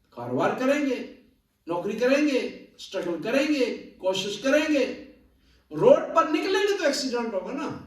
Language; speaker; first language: Urdu; non-native, local second language; Punjabi